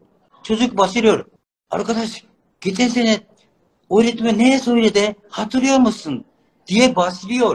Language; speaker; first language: Turkish; non-native, learner; Japanese